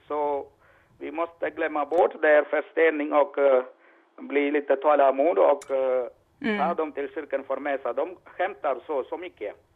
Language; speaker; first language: Swedish; non-native, learner; Malayalam